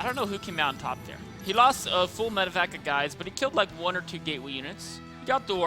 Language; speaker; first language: English; native; English